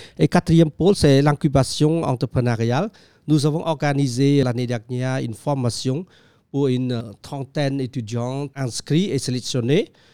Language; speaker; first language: French; non-native, fluent; Khmer